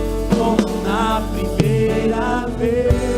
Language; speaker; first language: Portuguese; native; Portuguese